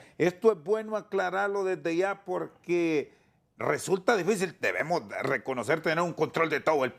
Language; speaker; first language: Spanish; native; Spanish